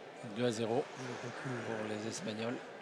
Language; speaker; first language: French; native; French